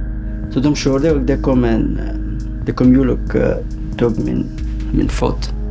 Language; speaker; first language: Swedish; non-native, learner; Persian